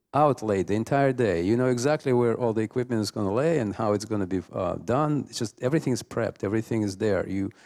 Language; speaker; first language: English; non-native, fluent; Russian